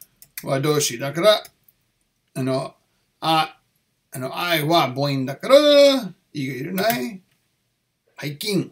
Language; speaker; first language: Japanese; non-native, learner; English